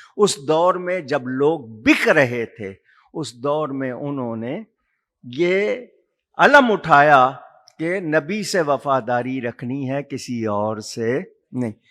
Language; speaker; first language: Urdu; non-native, local second language; Punjabi